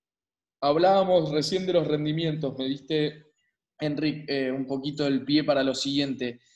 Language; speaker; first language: Spanish; native; Spanish